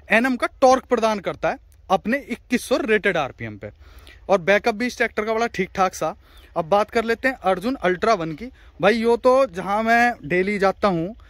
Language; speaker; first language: Hindi; native; Hindi